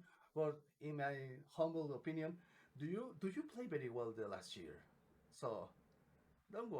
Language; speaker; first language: English; non-native, learner; Spanish